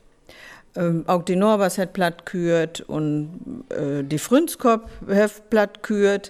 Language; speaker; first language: German; native; German